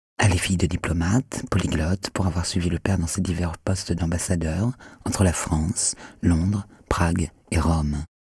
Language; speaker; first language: French; native; French